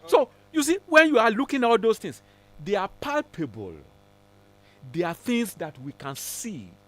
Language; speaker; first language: English; non-native, local second language; Yoruba